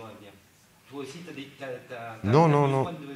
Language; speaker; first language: French; native; French